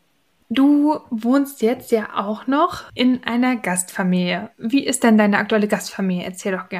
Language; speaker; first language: German; native; German